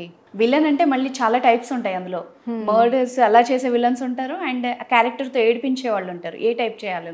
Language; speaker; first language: Telugu; native; Telugu